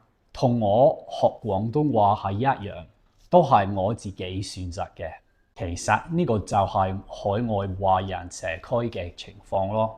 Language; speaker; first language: Cantonese; non-native, fluent; English